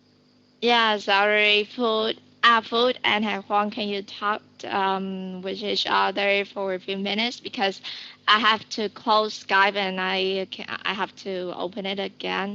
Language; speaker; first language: English; non-native, learner; Vietnamese